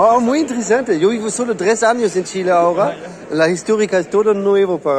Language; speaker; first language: Spanish; non-native, learner; German